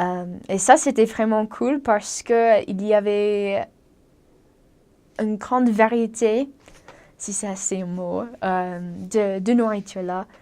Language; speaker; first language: French; non-native, fluent; English